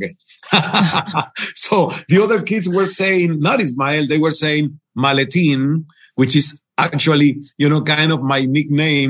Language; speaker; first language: English; non-native, fluent; Spanish